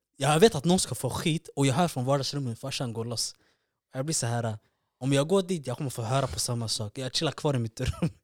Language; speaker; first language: Swedish; early bilingual, other home language; Somali